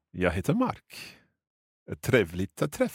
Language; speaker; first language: Swedish; non-native, learner; English